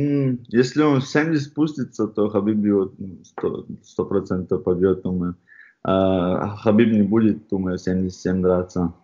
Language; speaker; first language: Russian; non-native, fluent; Chechen